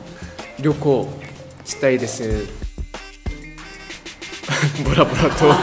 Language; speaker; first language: Japanese; non-native, learner; Korean